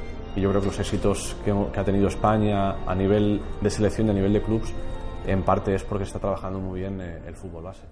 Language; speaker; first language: Spanish; native; Spanish